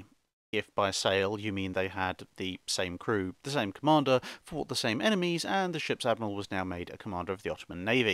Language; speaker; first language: English; native; English